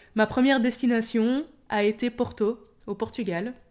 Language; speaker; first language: French; native; French